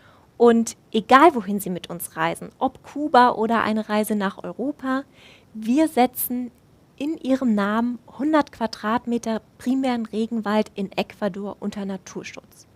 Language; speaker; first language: German; native; German